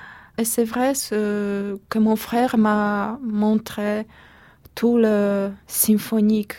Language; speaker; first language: French; non-native, fluent; Polish